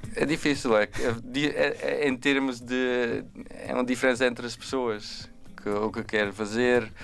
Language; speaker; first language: Portuguese; non-native, learner; Dutch